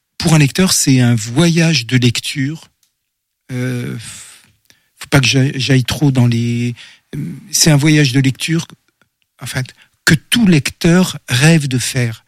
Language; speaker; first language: French; native; French